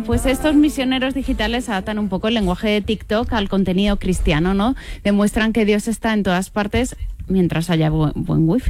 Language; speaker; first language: Spanish; native; Spanish